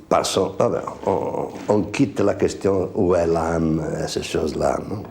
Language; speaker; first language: French; non-native, fluent; Italian